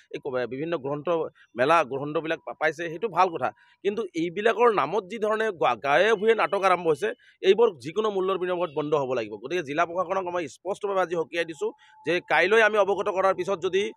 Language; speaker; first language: Assamese; non-native, local second language; Bangla